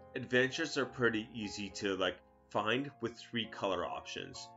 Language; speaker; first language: English; native; English